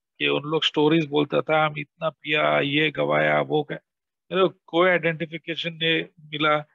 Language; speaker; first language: Hindi; non-native, local second language; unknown